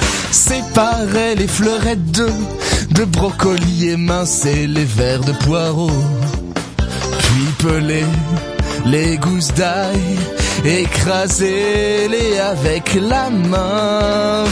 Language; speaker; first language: French; native; French